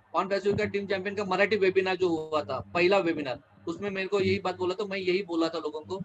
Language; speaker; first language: Hindi; non-native, local second language; Marathi